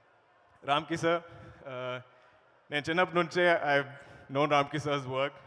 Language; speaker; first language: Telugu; non-native, learner; Malayalam